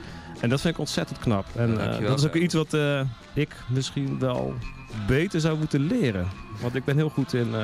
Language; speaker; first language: Dutch; native; Dutch